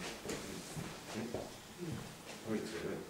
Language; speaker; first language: French; native; French